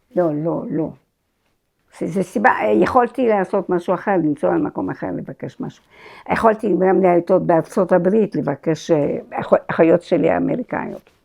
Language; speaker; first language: Hebrew; non-native, fluent; Arabic